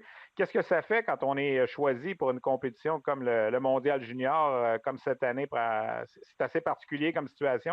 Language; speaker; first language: French; native; French